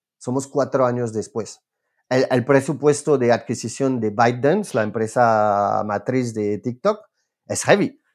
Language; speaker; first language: Spanish; non-native, fluent; French